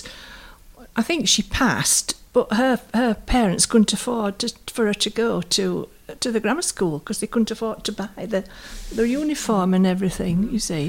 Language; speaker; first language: English; native; English